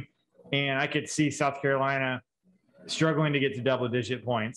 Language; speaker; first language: English; native; English